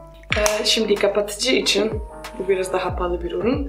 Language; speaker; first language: Turkish; non-native, fluent; Polish